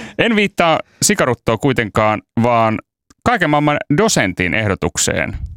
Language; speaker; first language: Finnish; native; Finnish